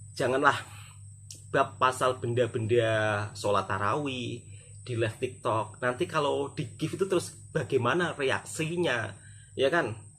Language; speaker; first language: Indonesian; native; Indonesian